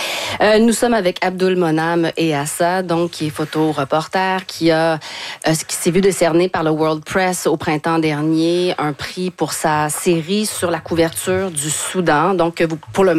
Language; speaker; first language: French; native; French